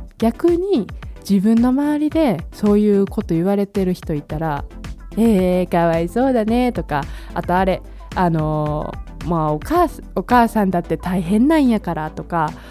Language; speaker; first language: Japanese; native; Japanese